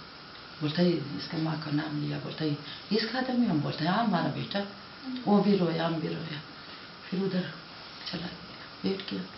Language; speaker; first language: Hindi; non-native, local second language; Hazaragi